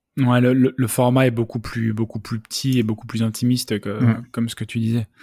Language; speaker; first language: French; native; French